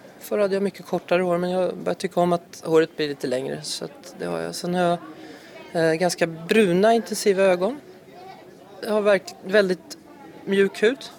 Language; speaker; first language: Swedish; native; Swedish